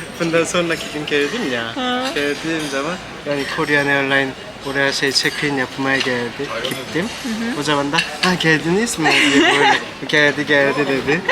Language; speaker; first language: Turkish; non-native, learner; Korean